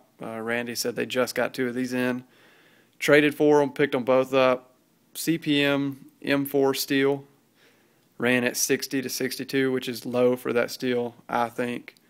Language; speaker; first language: English; native; English